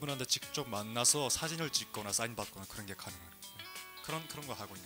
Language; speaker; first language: Korean; native; Korean